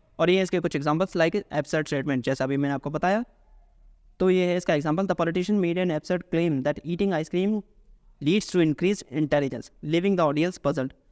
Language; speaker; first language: Hindi; native; Hindi